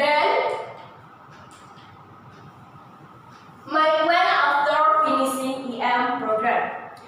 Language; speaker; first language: English; non-native, learner; Indonesian